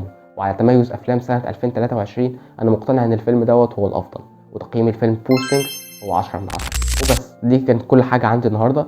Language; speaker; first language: Arabic; native; Arabic